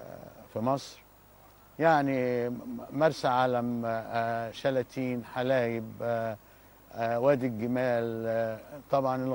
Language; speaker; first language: Arabic; native; Arabic